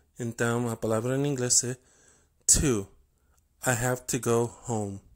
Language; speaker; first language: Portuguese; non-native, learner; English